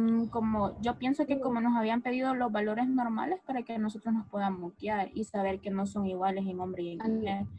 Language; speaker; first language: Spanish; native; Spanish